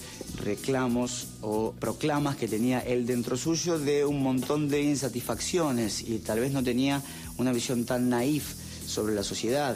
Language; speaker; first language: Spanish; native; Spanish